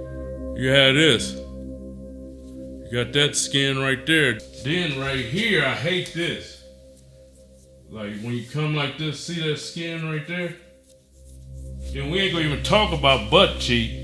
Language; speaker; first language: English; native; English